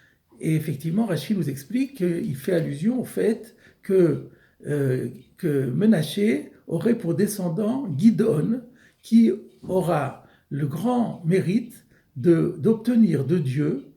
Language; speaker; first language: French; native; French